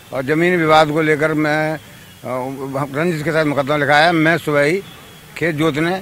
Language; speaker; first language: Hindi; native; Hindi